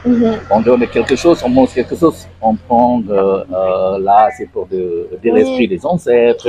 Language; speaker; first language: French; non-native, learner; Indonesian